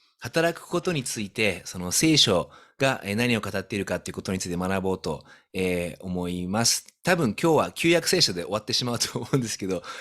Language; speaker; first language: Japanese; native; Japanese